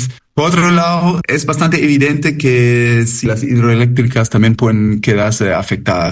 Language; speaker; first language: Spanish; native; Spanish